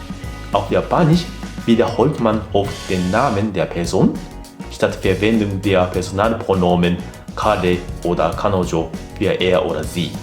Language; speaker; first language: German; non-native, fluent; Japanese